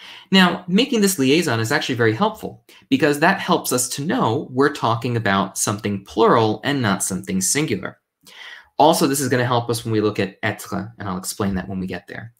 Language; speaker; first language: English; native; English